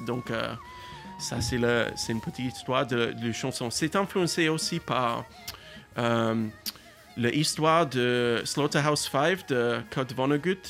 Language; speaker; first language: French; non-native, learner; English